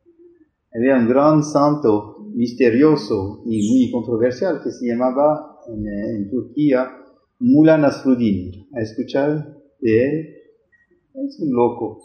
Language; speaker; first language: Spanish; non-native, fluent; French